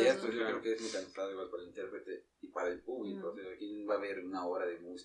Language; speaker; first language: Spanish; native; Spanish